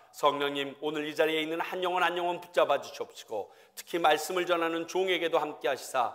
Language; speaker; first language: Korean; native; Korean